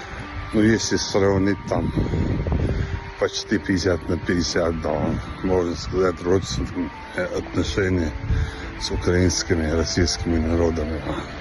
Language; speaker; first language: Russian; non-native, local second language; Chechen